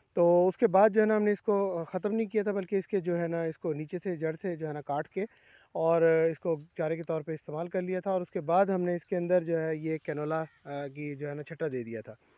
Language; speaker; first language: Urdu; non-native, local second language; Saraiki